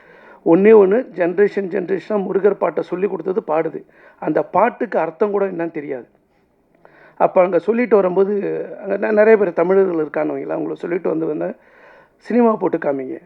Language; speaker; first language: Tamil; native; Tamil